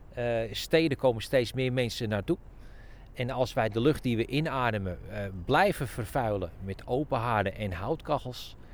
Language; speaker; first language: Dutch; native; Dutch